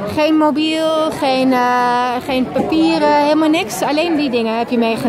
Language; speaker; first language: Dutch; non-native, fluent; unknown